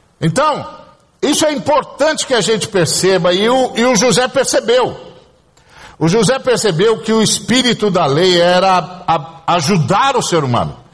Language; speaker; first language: Portuguese; native; Portuguese